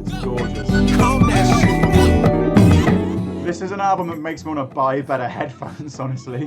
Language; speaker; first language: English; native; English